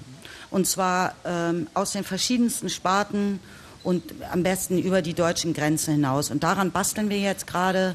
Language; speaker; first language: German; native; German